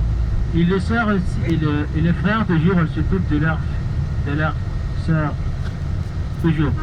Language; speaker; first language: French; non-native, learner; Arabic